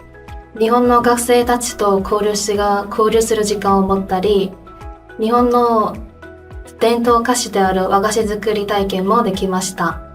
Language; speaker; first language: Japanese; non-native, fluent; Korean